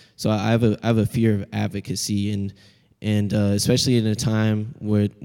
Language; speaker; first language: English; native; English